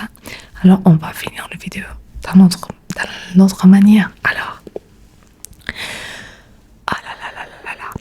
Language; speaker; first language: French; non-native, learner; Spanish